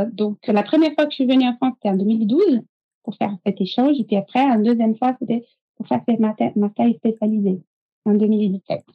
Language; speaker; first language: French; non-native, fluent; Portuguese